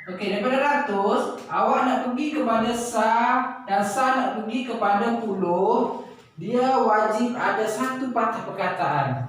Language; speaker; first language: Malay; native; Malay